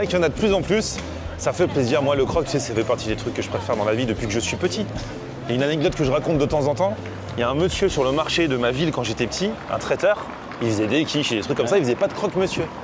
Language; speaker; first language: French; native; French